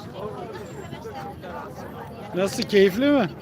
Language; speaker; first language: Turkish; native; Turkish